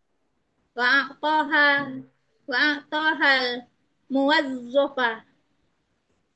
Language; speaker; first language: Arabic; non-native, learner; Indonesian